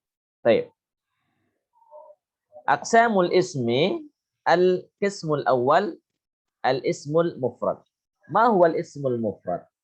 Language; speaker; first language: Arabic; non-native, fluent; Indonesian